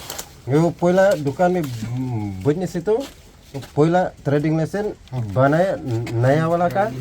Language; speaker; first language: Hindi; non-native, local second language; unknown